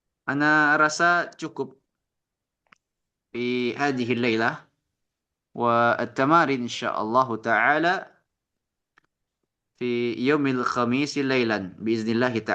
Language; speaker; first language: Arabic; non-native, fluent; Indonesian